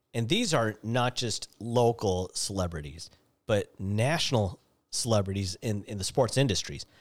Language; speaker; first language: English; native; English